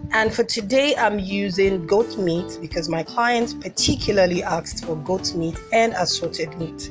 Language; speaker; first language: English; non-native, local second language; Igbo